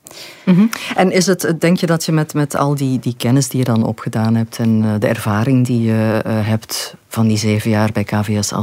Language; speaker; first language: Dutch; native; Dutch